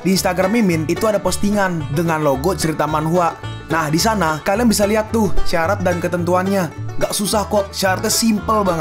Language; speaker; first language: Indonesian; native; Indonesian